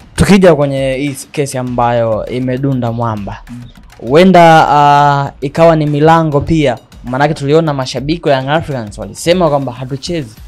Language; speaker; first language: Swahili; native; Swahili